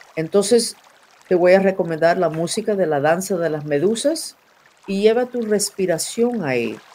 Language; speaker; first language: Spanish; non-native, fluent; English